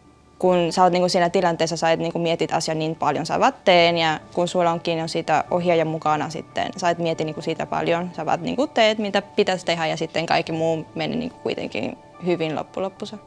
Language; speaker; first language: Finnish; non-native, fluent; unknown